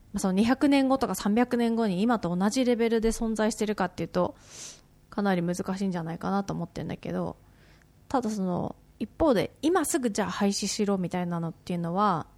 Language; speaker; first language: Japanese; native; Japanese